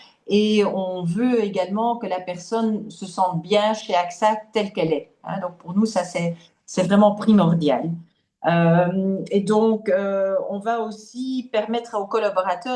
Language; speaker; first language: French; native; French